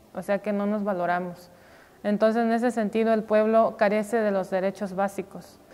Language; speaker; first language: Spanish; non-native, local second language; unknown